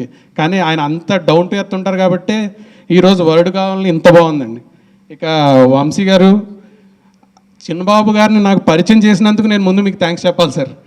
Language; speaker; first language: Telugu; native; Telugu